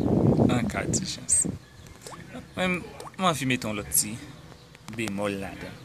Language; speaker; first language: French; non-native, local second language; Haitian Creole